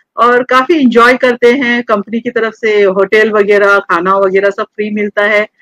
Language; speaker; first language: Hindi; native; Hindi